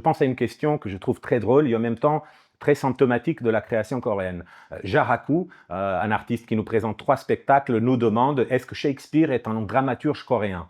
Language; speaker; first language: French; non-native, fluent; Portuguese